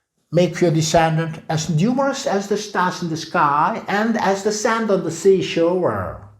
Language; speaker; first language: English; non-native, fluent; Korean